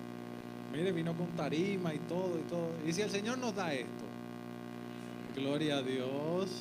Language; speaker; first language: Spanish; native; Spanish